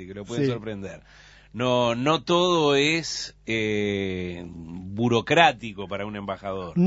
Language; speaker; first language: Spanish; native; Spanish